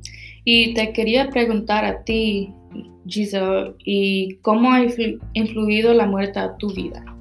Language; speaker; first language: Spanish; early bilingual, heritage; Spanish